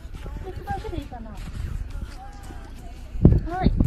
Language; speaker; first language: Japanese; non-native, learner; Nepali